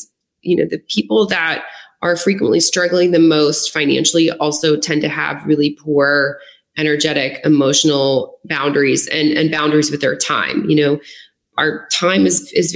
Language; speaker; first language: English; native; English